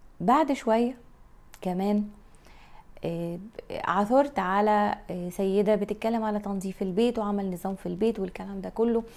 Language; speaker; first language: Arabic; native; Arabic